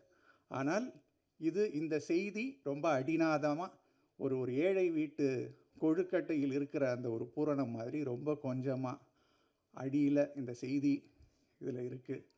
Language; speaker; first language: Tamil; native; Tamil